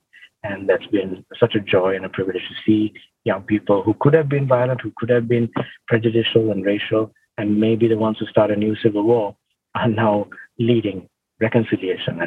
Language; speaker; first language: English; non-native, local second language; Sinhala